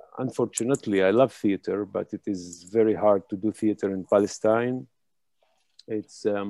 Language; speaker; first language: English; non-native, fluent; Hebrew